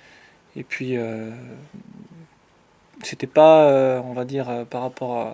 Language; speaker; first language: French; native; French